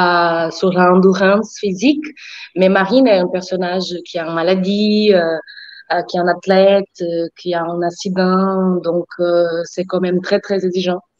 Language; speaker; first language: French; non-native, fluent; Portuguese